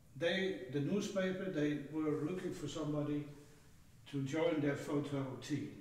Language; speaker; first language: English; non-native, fluent; Dutch